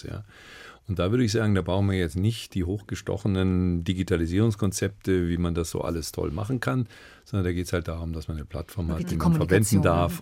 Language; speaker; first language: German; native; German